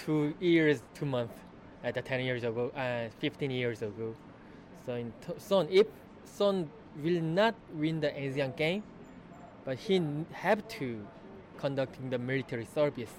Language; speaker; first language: English; non-native, learner; Korean